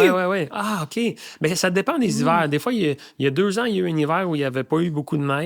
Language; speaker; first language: French; native; French